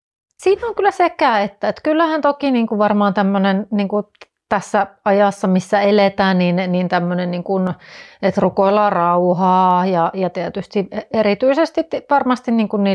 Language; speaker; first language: Finnish; native; Finnish